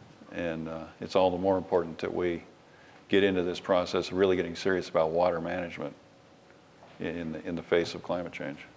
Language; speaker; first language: English; native; English